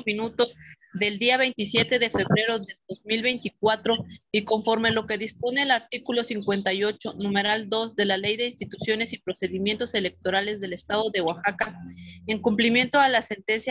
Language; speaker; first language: Spanish; native; Spanish